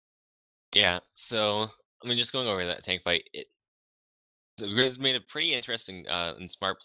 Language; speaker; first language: English; native; English